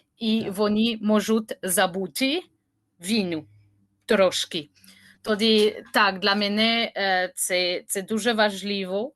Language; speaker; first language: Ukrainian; non-native, learner; French